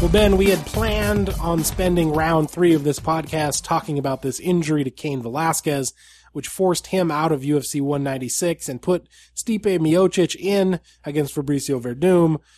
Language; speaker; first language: English; native; English